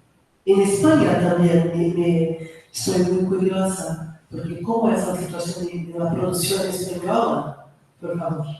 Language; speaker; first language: Spanish; non-native, fluent; Portuguese